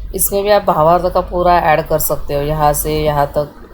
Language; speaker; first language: Hindi; non-native, local second language; Marathi